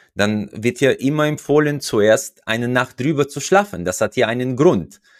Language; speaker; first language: German; non-native, fluent; Russian